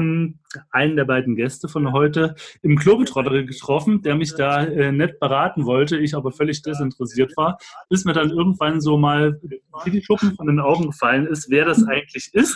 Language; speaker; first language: German; native; German